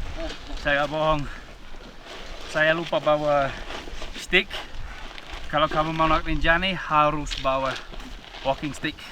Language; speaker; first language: Indonesian; non-native, learner; English